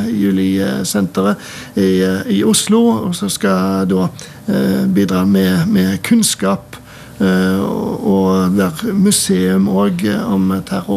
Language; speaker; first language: Norwegian; native; Norwegian